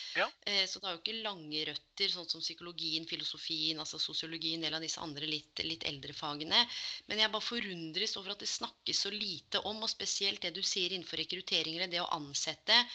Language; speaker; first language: Norwegian; native; Norwegian